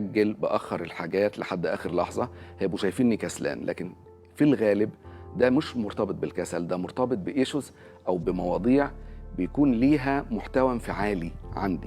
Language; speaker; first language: Arabic; native; Arabic